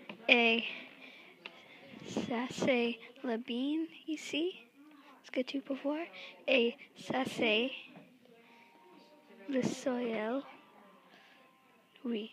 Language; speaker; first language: French; non-native, learner; English